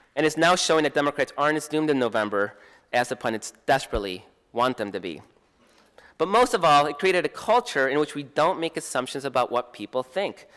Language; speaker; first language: English; native; English